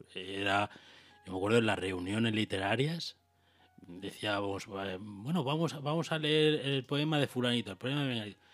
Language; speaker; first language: Spanish; native; Spanish